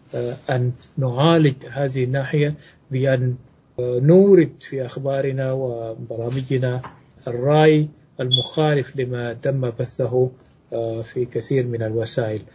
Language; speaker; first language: Arabic; native; Arabic